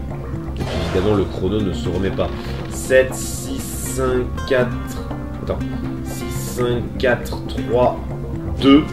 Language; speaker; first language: French; native; French